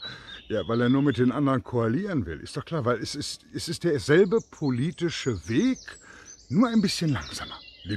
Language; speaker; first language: German; native; German